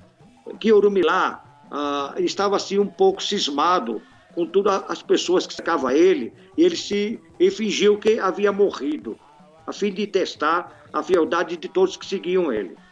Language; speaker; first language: Portuguese; native; Portuguese